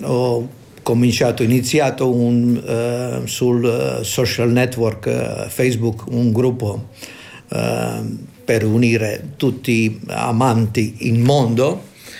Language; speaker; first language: Italian; non-native, fluent; Croatian